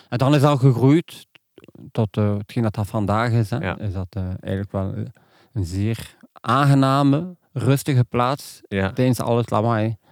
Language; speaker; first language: Dutch; non-native, local second language; French